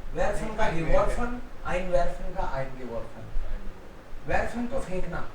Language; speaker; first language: German; non-native, fluent; Hindi